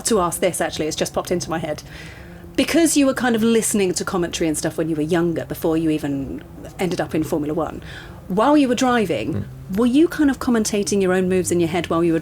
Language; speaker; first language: English; native; English